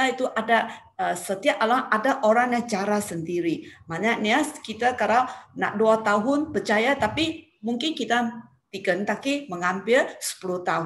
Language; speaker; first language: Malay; non-native, local second language; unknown